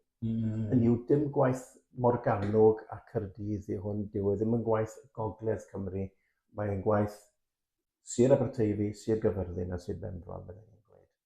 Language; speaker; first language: Welsh; native; Welsh